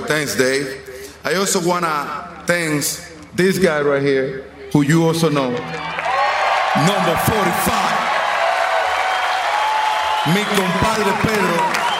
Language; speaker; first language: English; non-native, fluent; Spanish